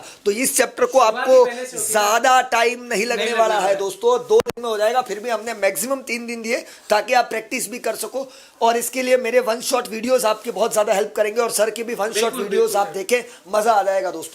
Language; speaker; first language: Hindi; native; Hindi